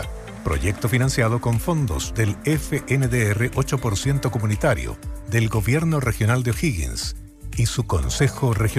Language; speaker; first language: Spanish; native; Spanish